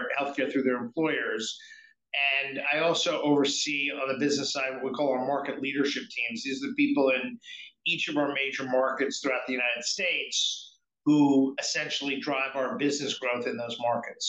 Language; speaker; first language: English; native; English